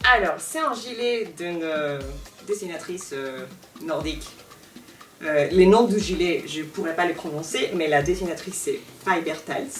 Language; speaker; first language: French; non-native, fluent; Spanish